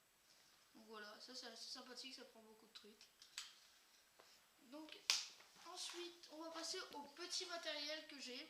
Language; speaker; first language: French; native; French